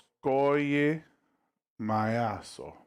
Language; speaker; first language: Russian; non-native, learner; English